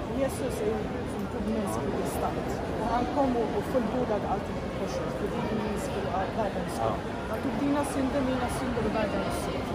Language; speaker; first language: Swedish; non-native, fluent; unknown